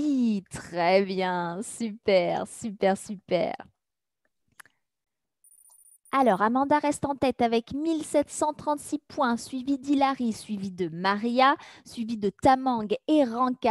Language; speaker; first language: French; native; French